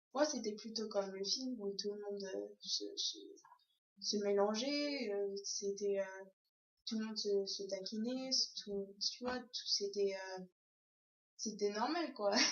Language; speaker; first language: French; early bilingual, other home language; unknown